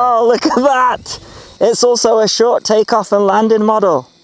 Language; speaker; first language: English; native; English